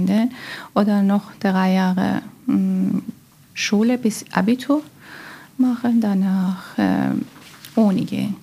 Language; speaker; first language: German; non-native, learner; Persian